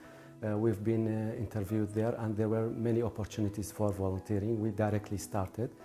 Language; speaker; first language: English; non-native, fluent; Kurdish